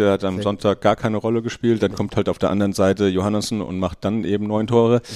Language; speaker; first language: German; native; German